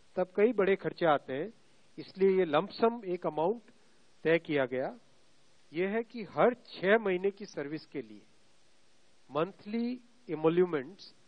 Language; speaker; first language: Hindi; native; Hindi